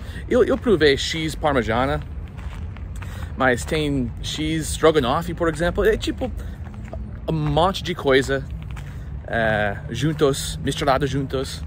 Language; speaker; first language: Portuguese; non-native, fluent; English